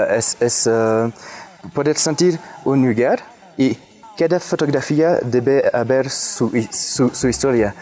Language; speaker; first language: Spanish; non-native, fluent; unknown